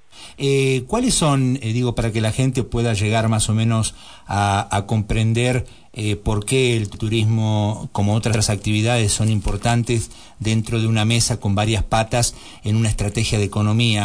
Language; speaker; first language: Spanish; native; Spanish